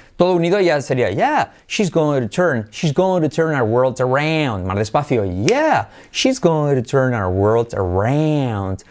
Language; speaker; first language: English; non-native, fluent; Spanish